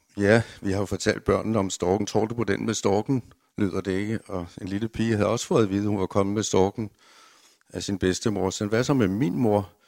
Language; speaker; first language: Danish; native; Danish